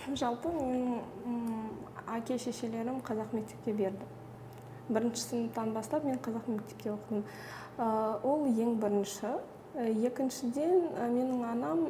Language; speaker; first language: Kazakh; non-native, local second language; Russian